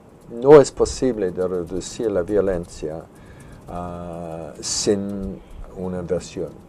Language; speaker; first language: Spanish; non-native, fluent; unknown